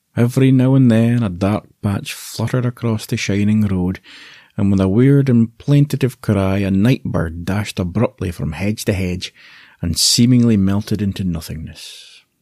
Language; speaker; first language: English; native; English